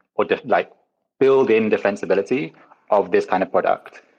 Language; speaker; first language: English; native; English